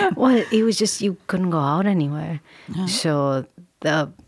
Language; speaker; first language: English; non-native, local second language; Urdu